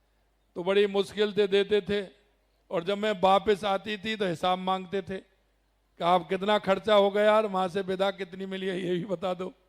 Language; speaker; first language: Hindi; native; Hindi